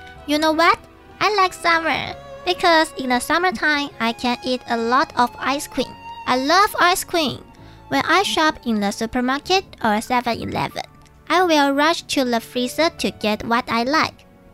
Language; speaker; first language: English; non-native, learner; Chinese